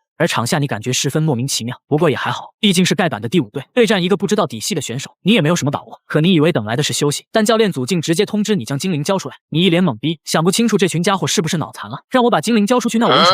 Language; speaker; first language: Chinese; native; Chinese